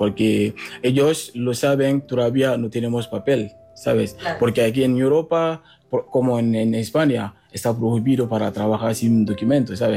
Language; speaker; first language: Spanish; non-native, fluent; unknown